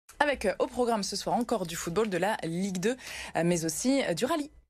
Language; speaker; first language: French; native; French